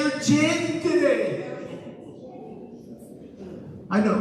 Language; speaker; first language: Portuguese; non-native, learner; English